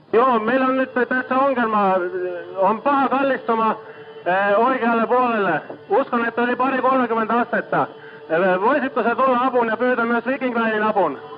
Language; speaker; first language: Finnish; non-native, fluent; Estonian